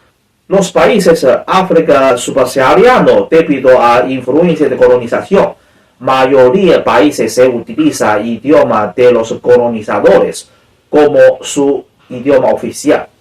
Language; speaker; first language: Spanish; non-native, learner; Chinese